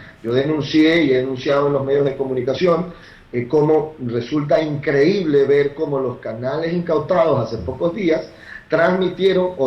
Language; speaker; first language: Spanish; native; Spanish